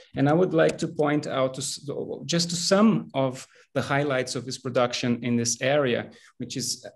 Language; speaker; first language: English; non-native, fluent; Portuguese